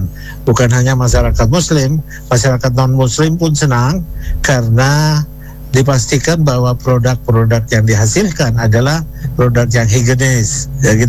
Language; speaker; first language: Indonesian; native; Indonesian